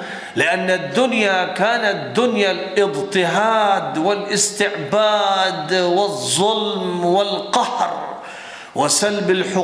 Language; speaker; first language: Arabic; non-native, fluent; Urdu